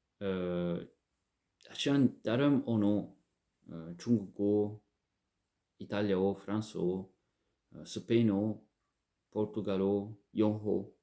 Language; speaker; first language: Korean; non-native, learner; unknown